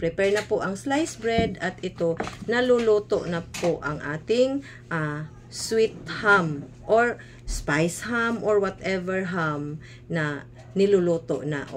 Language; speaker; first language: Filipino; non-native, local second language; Cebuano